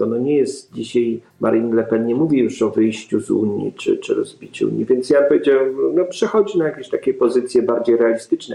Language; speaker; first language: Polish; native; Polish